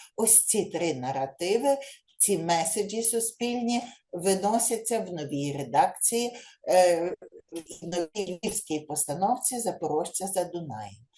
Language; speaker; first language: Ukrainian; native; Ukrainian